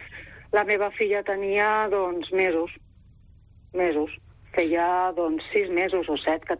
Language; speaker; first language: Catalan; non-native, local second language; Spanish